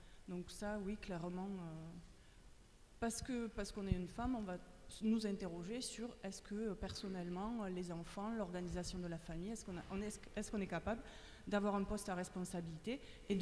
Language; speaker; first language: French; native; French